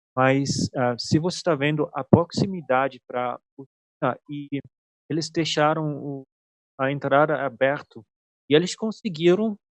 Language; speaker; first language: Portuguese; non-native, fluent; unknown